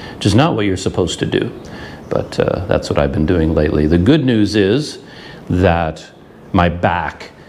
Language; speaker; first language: English; native; English